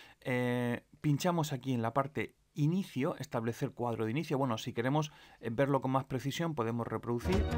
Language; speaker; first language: Spanish; native; Spanish